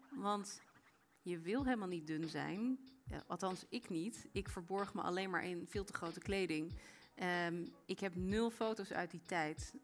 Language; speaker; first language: Dutch; native; Dutch